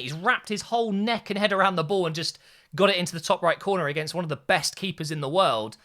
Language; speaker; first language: English; native; English